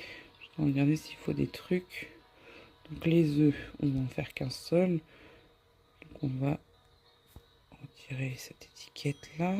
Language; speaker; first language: French; native; French